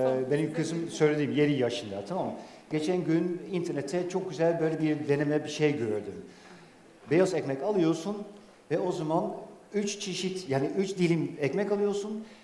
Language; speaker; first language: Turkish; non-native, fluent; Dutch